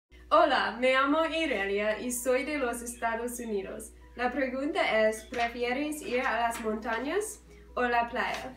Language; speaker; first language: Spanish; non-native, learner; English